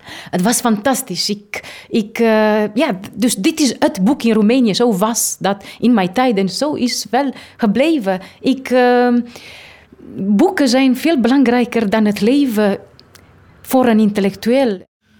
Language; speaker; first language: Dutch; non-native, fluent; Romanian